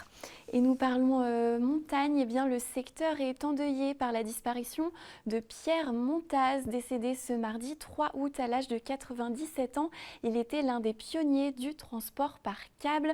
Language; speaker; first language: French; native; French